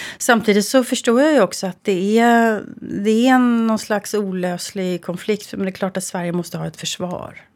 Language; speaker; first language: Swedish; native; Swedish